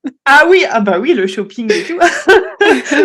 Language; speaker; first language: French; native; French